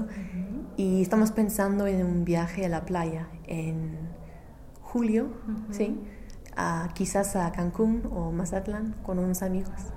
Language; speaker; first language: Spanish; non-native, fluent; English